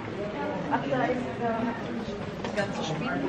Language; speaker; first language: German; native; German